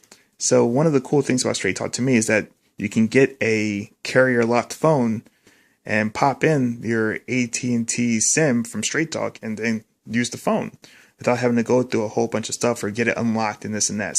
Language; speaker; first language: English; native; English